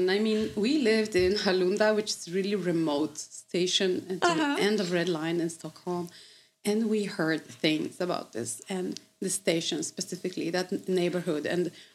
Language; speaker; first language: English; non-native, fluent; Polish